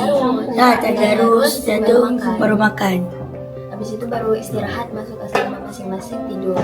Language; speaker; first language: Indonesian; native; Indonesian